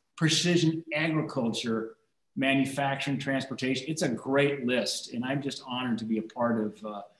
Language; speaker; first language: English; native; English